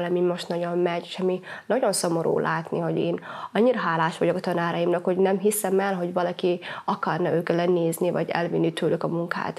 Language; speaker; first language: Hungarian; non-native, fluent; Somali